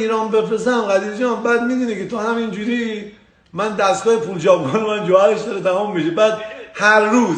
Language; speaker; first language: Persian; native; Persian